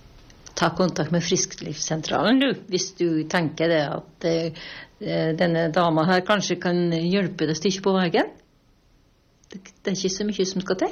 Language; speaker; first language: Norwegian; native; Norwegian